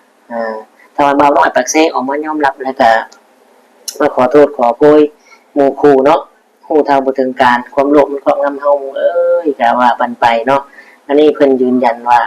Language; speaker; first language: Thai; non-native, local second language; Northeastern Thai